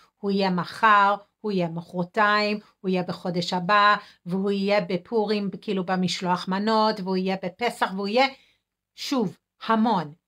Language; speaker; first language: Hebrew; non-native, fluent; English